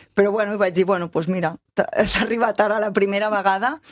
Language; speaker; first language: Catalan; native; Catalan